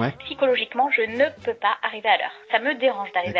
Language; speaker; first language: French; native; French